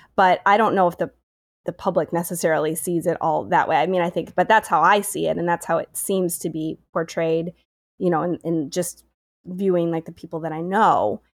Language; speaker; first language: English; native; English